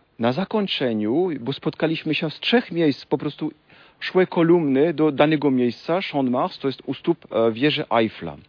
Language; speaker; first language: Polish; non-native, fluent; French